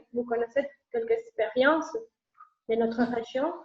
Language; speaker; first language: French; non-native, learner; Spanish